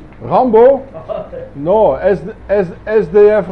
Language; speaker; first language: French; non-native, learner; English